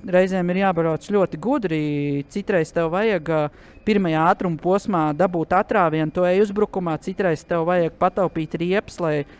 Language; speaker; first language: Latvian; native; Latvian